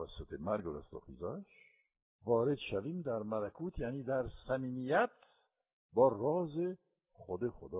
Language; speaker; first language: Persian; non-native, fluent; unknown